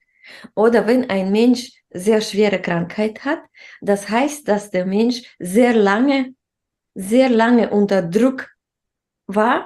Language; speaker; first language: German; non-native, fluent; Russian